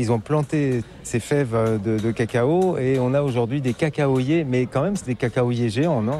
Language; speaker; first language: French; native; French